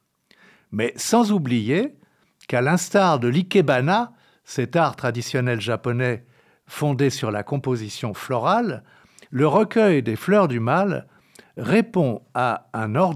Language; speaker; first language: French; native; French